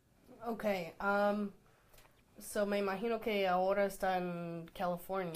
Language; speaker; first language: Spanish; non-native, fluent; English